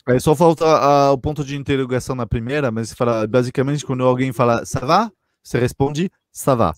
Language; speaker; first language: Portuguese; non-native, fluent; French